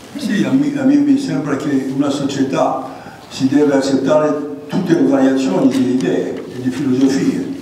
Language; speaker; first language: Italian; non-native, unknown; Greek